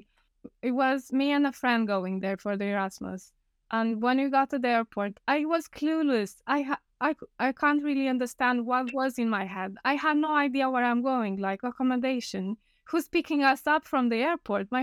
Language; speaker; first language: English; non-native, fluent; Romanian